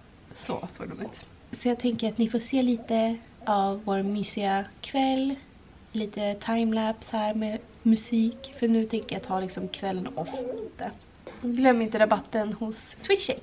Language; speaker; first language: Swedish; native; Swedish